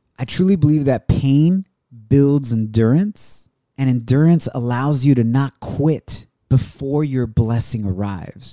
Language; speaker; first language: English; early bilingual, other home language; Spanish